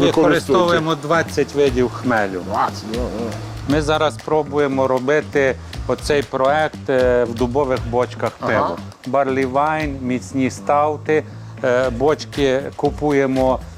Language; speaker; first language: Ukrainian; native; Ukrainian